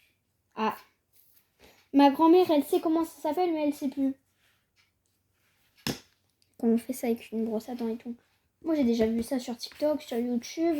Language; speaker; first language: French; native; French